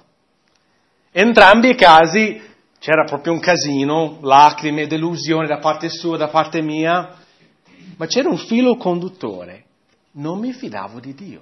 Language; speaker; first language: Italian; non-native, fluent; English